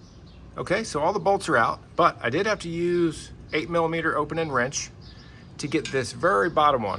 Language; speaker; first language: English; native; English